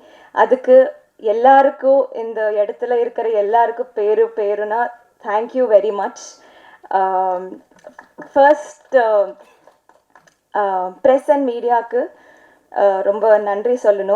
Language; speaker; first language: Tamil; non-native, learner; Telugu